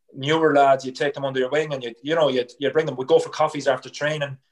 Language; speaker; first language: English; native; English